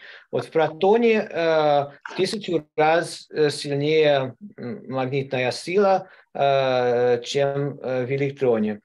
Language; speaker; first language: Russian; non-native, learner; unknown